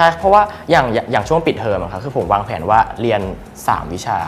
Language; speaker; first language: Thai; native; Thai